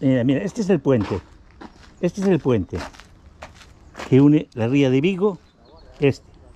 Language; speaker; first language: Spanish; native; Spanish